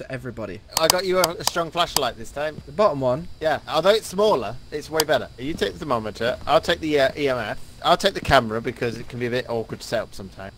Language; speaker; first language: English; native; English